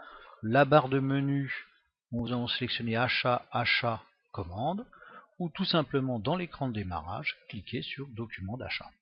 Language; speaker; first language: French; native; French